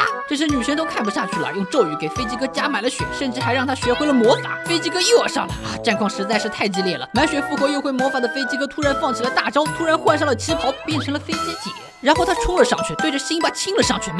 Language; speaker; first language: Chinese; native; Chinese